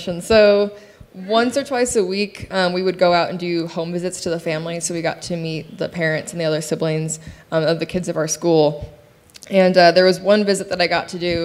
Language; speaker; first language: English; native; English